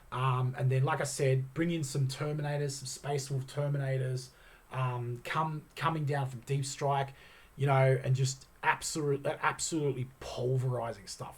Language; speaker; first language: English; native; English